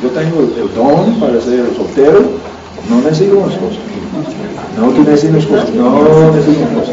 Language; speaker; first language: Spanish; non-native, learner; English